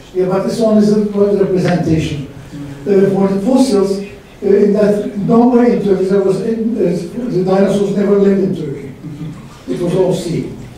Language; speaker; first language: English; non-native, fluent; Turkish